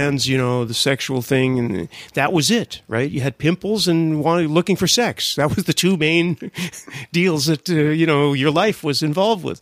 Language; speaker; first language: English; native; English